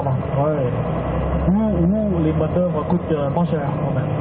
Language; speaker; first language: French; non-native, fluent; Cantonese